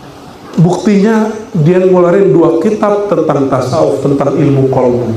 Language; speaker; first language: Indonesian; native; Indonesian